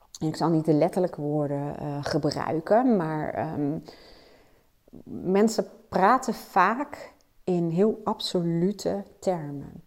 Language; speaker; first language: Dutch; native; Dutch